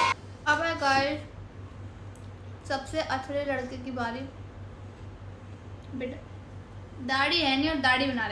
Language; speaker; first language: Hindi; native; Hindi